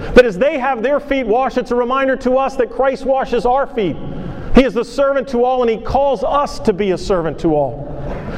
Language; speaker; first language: English; native; English